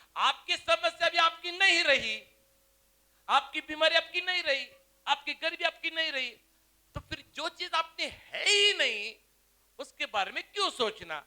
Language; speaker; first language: Hindi; non-native, local second language; Marathi